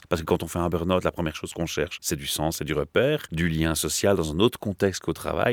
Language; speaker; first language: French; native; French